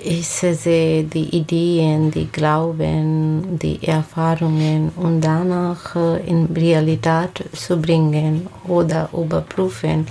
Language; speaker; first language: German; non-native, learner; Bangla